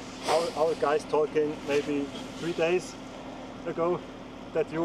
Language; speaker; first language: English; non-native, learner; Norwegian